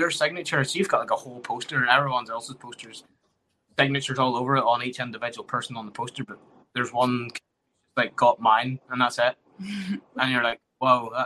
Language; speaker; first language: English; native; English